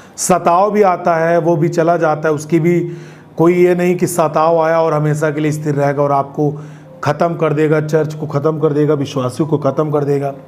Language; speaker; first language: Hindi; native; Hindi